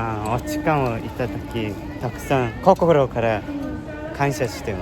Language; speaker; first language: Japanese; non-native, learner; Mongolian